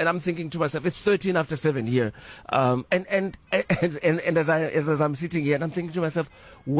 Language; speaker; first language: English; non-native, local second language; Zulu